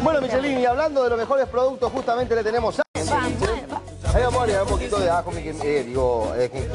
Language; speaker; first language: Spanish; native; Spanish